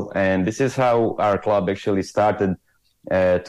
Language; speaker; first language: English; non-native, fluent; Croatian